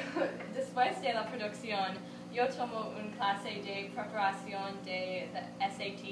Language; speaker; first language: Spanish; non-native, learner; English